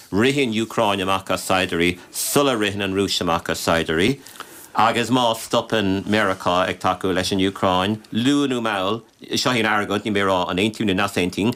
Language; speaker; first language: Irish; native; Irish